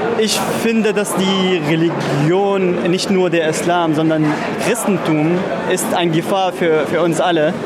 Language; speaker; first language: German; non-native, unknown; Arabic